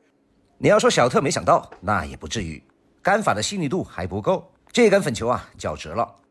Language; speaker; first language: Chinese; native; Chinese